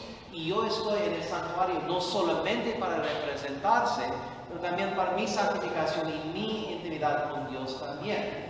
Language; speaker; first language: Spanish; non-native, fluent; English